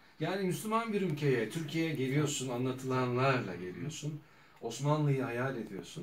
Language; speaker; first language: Turkish; native; Turkish